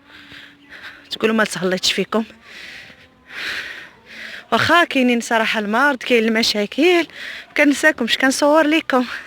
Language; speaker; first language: Arabic; native; Arabic